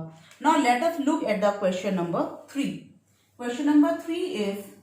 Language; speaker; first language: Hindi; native; Hindi